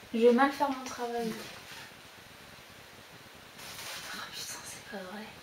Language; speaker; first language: French; native; French